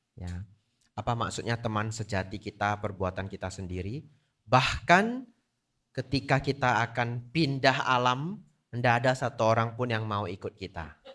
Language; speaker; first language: Indonesian; native; Indonesian